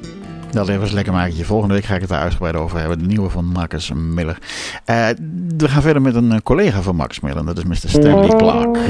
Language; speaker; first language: Dutch; native; Dutch